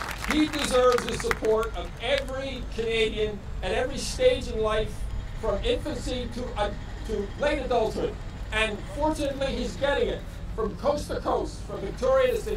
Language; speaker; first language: English; native; English